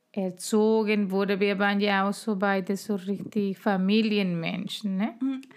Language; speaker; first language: German; non-native, fluent; Spanish